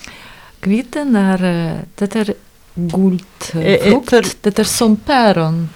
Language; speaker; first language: Swedish; non-native, fluent; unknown